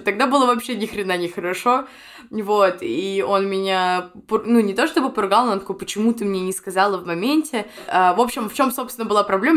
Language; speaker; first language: Russian; native; Russian